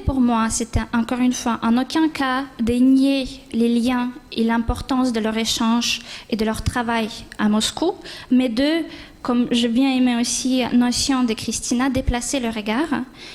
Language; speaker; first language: French; non-native, fluent; Ukrainian